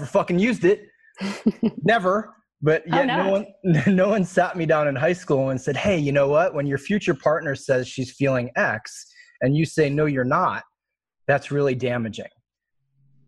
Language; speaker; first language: English; native; English